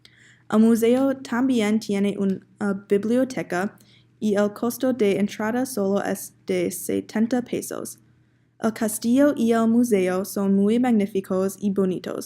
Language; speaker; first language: Spanish; non-native, learner; English